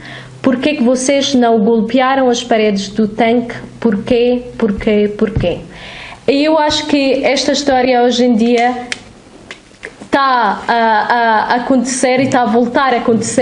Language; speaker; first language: Portuguese; non-native, fluent; Arabic